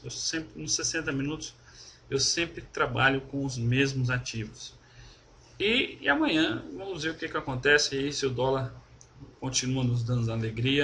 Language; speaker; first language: Portuguese; native; Portuguese